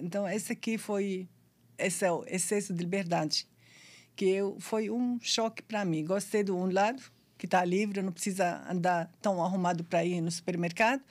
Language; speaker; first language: Portuguese; non-native, fluent; Arabic